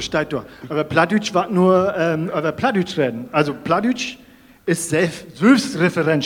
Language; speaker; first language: German; native; German